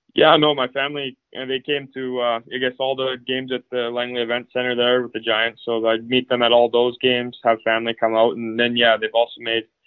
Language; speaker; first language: English; native; English